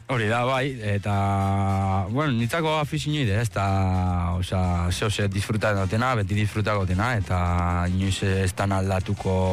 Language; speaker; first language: Basque; early bilingual, other home language; Spanish